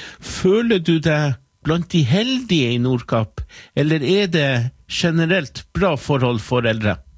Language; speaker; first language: Norwegian; native; Norwegian